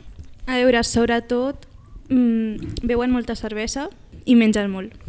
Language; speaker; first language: Catalan; non-native, local second language; Spanish